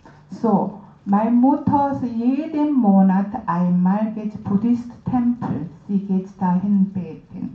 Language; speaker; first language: German; non-native, learner; Korean